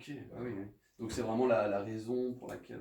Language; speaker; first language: French; native; French